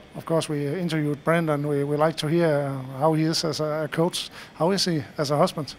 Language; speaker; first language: English; non-native, fluent; Danish